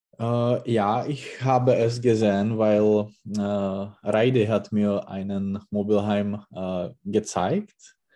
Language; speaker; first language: German; non-native, learner; Czech